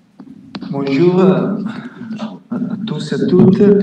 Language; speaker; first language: French; non-native, fluent; Italian